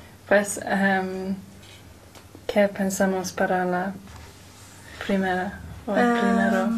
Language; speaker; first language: Spanish; non-native, learner; English